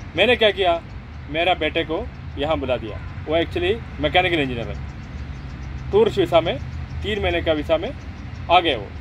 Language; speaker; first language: Hindi; non-native, local second language; Malayalam